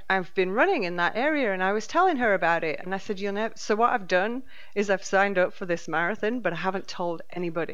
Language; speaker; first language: English; native; English